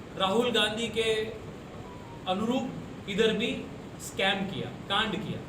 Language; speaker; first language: Hindi; non-native, local second language; Kannada